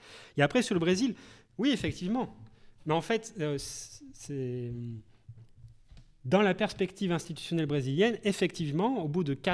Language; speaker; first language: French; native; French